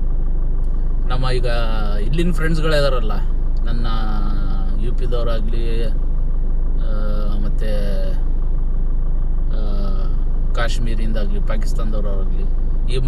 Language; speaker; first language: Kannada; non-native, local second language; Urdu